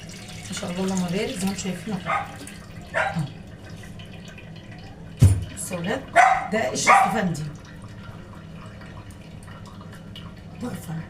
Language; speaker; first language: Arabic; native; Arabic